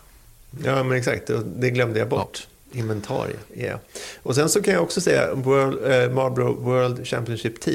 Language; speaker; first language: Swedish; native; Swedish